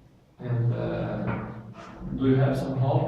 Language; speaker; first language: English; non-native, learner; Portuguese